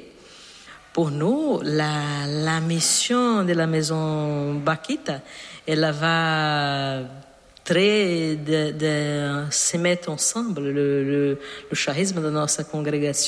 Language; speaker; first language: French; non-native, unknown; Portuguese